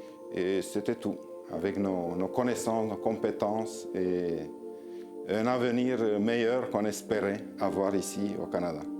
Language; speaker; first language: French; non-native, fluent; Romanian